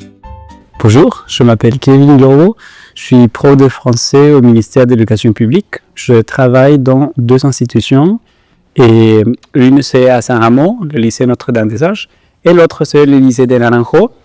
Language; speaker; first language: French; non-native, fluent; Spanish